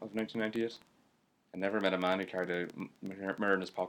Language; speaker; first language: English; native; English